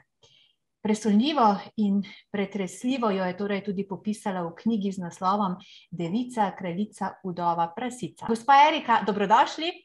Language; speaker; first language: Slovenian; native; Slovenian